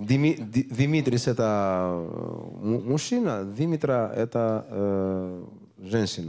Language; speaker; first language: Russian; non-native, learner; Greek